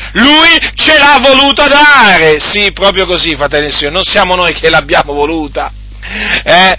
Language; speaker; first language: Italian; native; Italian